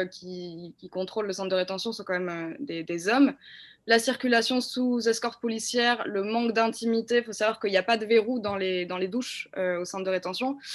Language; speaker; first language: French; native; French